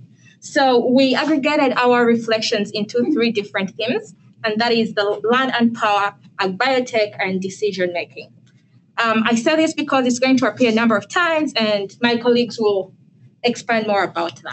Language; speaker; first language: English; non-native, local second language; Ganda